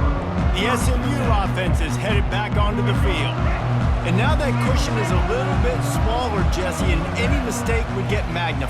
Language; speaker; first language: English; native; English